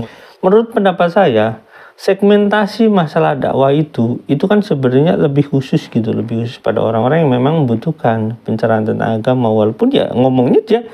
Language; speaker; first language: Indonesian; native; Indonesian